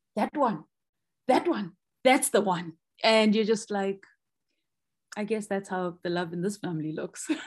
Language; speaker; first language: English; non-native, local second language; Zulu